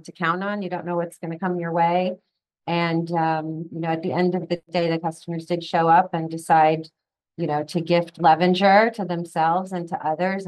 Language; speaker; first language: English; native; English